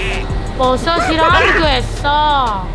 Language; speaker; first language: Korean; non-native, learner; Indonesian